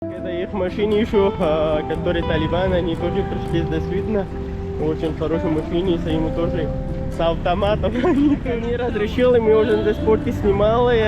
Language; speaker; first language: Russian; non-native, learner; Pashto